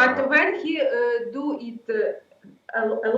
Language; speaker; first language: English; non-native, learner; Ukrainian